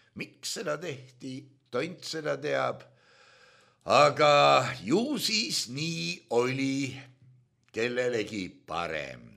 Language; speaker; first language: Estonian; native; Estonian